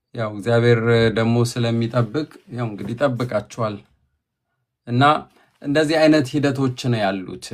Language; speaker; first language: Amharic; native; Amharic